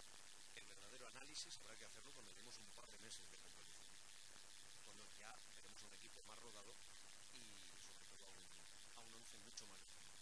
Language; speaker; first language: Spanish; native; Spanish